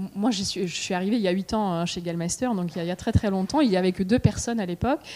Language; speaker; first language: French; non-native, fluent; Russian